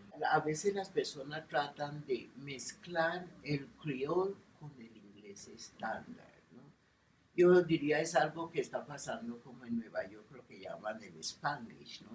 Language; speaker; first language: Spanish; non-native, local second language; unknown